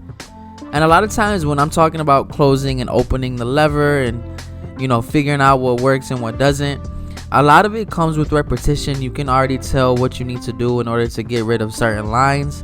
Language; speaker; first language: English; native; English